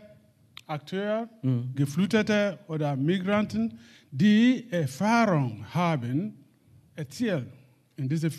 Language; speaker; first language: German; non-native, learner; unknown